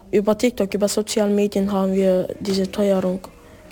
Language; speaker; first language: German; early bilingual, other home language; Turkish